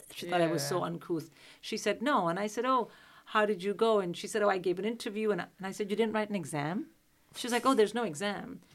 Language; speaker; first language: English; non-native, local second language; Hindi